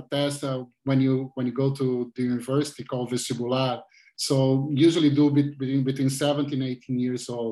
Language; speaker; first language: English; non-native, fluent; Portuguese